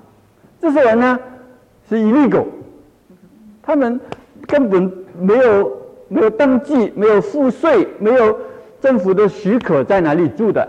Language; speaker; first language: Chinese; non-native, local second language; Cantonese